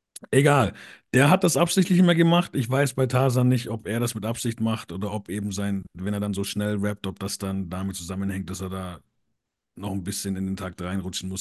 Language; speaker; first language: German; native; German